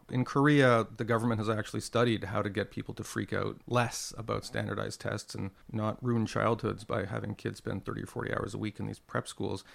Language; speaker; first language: English; native; English